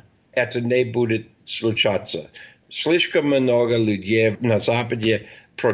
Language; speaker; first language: Russian; non-native, fluent; English